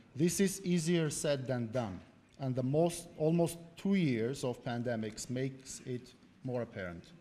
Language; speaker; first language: English; non-native, fluent; Armenian